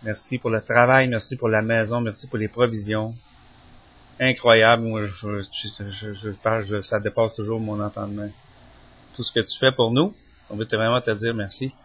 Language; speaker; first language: French; native; French